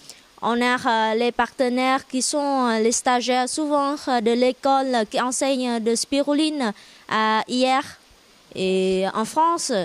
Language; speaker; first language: French; non-native, learner; Vietnamese